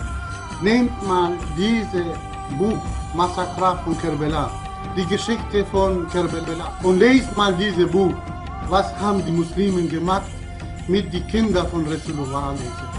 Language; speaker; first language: German; early bilingual, other home language; Albanian